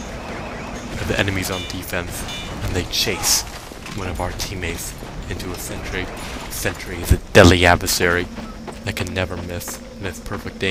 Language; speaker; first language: English; native; English